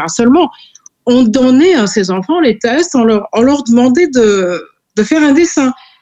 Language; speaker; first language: French; non-native, fluent; Serbian